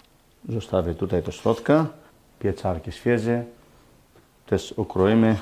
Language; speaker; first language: Polish; non-native, learner; Greek